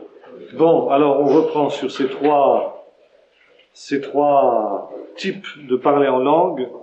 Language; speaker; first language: French; native; French